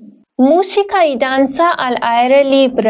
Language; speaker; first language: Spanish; non-native, fluent; Persian